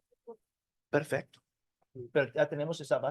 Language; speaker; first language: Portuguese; non-native, learner; Spanish